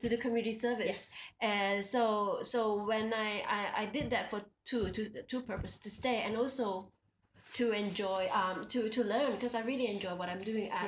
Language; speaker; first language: English; non-native, local second language; Indonesian